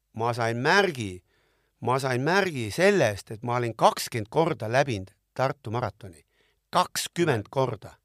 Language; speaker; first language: Estonian; native; Estonian